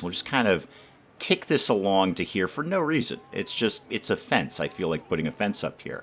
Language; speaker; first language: English; native; English